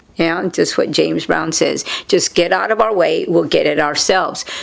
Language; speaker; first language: English; native; English